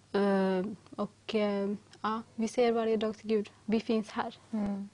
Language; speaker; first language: Swedish; early bilingual, other home language; Tigrinya